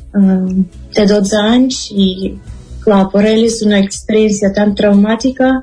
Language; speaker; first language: Catalan; non-native, fluent; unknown